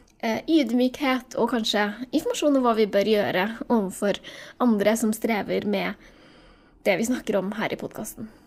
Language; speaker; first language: Norwegian; native; Norwegian